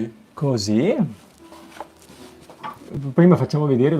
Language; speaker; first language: Italian; non-native, fluent; German